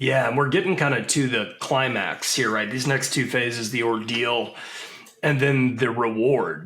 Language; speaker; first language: English; native; English